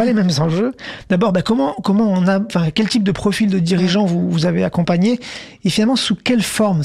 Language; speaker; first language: French; native; French